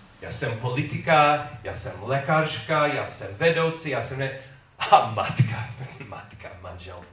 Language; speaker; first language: Czech; non-native, learner; English